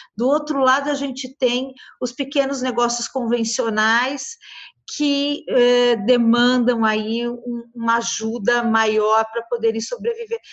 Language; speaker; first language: Portuguese; native; Portuguese